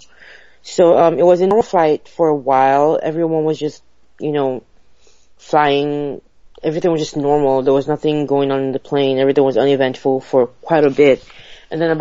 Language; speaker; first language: English; non-native, local second language; Igbo